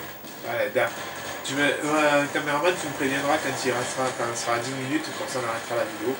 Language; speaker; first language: French; native; French